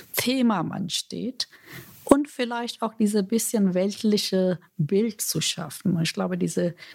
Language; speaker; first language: German; non-native, fluent; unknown